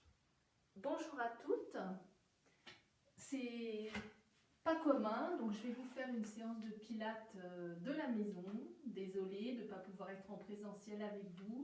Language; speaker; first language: French; native; French